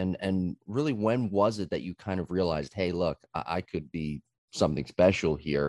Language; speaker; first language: English; native; English